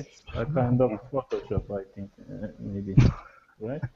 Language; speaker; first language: English; non-native, learner; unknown